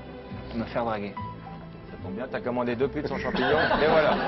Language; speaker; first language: French; native; French